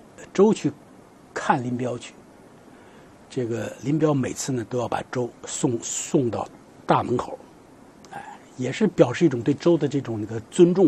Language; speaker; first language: Chinese; native; Chinese